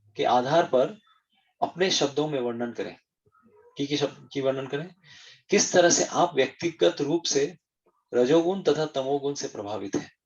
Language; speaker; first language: Hindi; non-native, local second language; Bangla